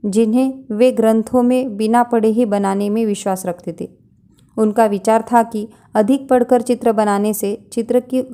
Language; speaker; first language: Hindi; non-native, local second language; Marathi